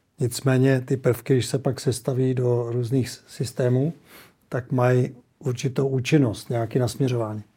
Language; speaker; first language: Czech; native; Czech